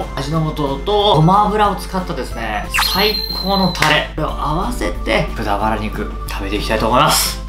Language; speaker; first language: Japanese; native; Japanese